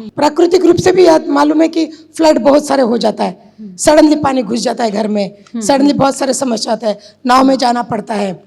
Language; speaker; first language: Hindi; non-native, local second language; Marathi